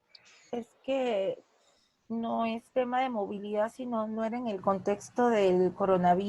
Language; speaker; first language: Spanish; native; Spanish